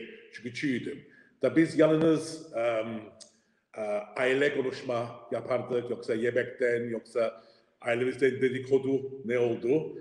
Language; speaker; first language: Turkish; early bilingual, heritage; English